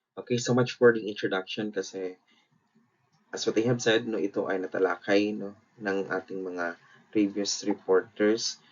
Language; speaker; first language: English; non-native, local second language; Filipino